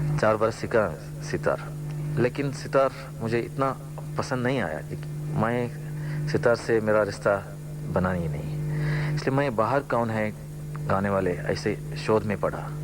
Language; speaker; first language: Hindi; non-native, local second language; Kannada